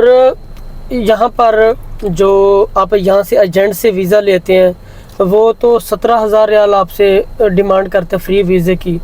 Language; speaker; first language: Hindi; native; Hindi